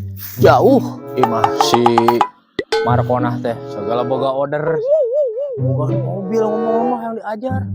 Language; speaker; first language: Indonesian; non-native, local second language; Sundanese